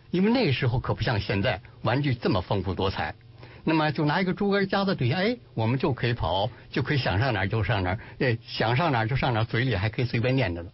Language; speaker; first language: Chinese; native; Chinese